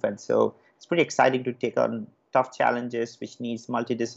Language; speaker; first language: English; non-native, local second language; Bangla